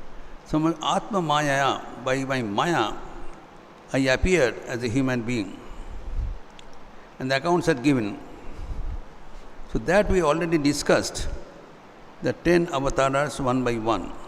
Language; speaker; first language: English; non-native, local second language; Hindi